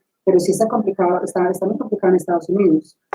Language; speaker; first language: Spanish; native; Spanish